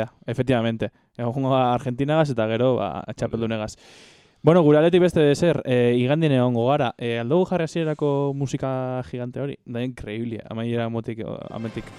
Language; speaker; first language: Basque; native; Basque